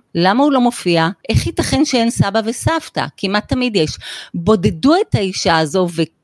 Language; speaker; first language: Hebrew; native; Hebrew